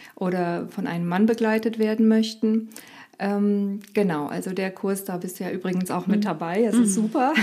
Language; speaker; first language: German; early bilingual, other home language; Romanian